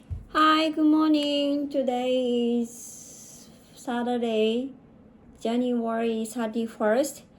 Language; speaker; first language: English; non-native, learner; Japanese